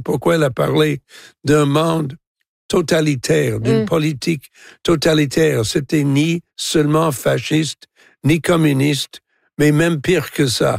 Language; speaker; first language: French; non-native, local second language; English